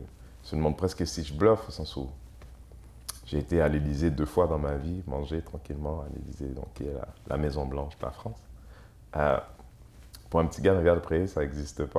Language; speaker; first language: French; early bilingual, other home language; Haitian Creole